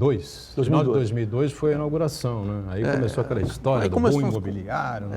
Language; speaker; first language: Portuguese; native; Portuguese